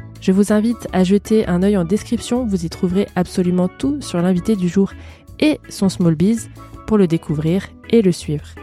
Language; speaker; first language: French; native; French